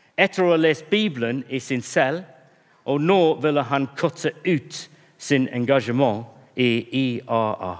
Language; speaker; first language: Norwegian; non-native, fluent; English